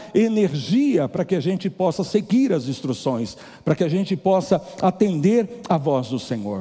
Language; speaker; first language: Portuguese; native; Portuguese